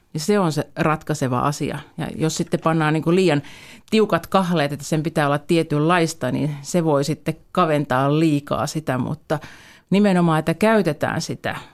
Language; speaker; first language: Finnish; native; Finnish